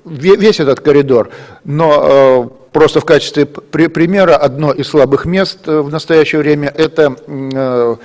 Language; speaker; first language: Russian; native; Russian